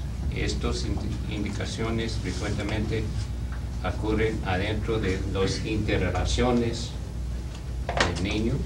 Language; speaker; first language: Spanish; non-native, learner; English